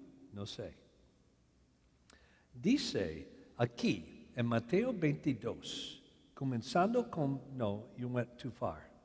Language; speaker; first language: Spanish; non-native, learner; English